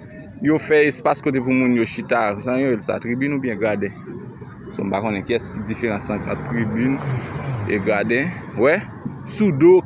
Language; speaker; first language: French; non-native, local second language; Haitian Creole